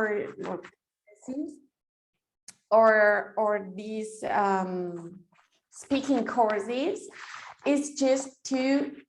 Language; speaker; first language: English; non-native, fluent; Spanish